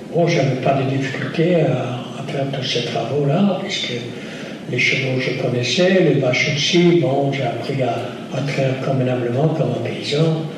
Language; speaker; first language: French; non-native, fluent; Yiddish